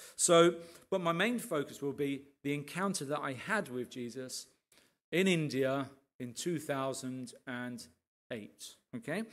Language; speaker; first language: English; native; English